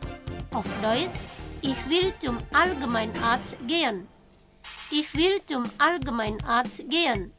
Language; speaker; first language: German; non-native, fluent; Indonesian